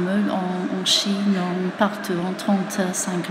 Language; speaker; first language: French; non-native, fluent; English